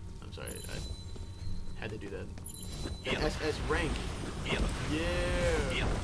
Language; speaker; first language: English; native; English